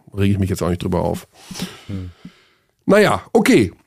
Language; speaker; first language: German; native; German